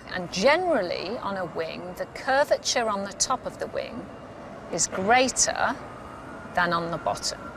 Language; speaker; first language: English; native; English